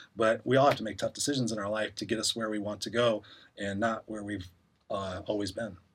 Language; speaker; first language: English; native; English